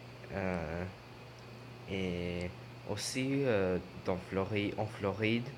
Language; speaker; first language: French; non-native, learner; English